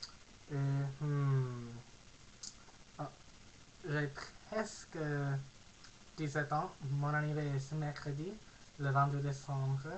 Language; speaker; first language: French; non-native, learner; English